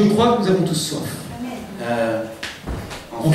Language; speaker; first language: French; native; French